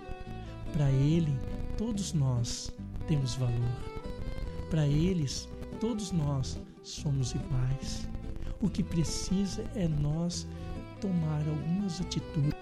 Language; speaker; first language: Portuguese; native; Portuguese